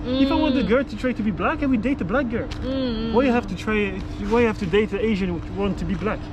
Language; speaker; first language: English; non-native, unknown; French